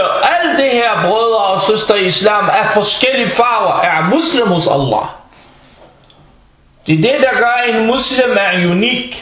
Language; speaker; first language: Danish; early bilingual, other home language; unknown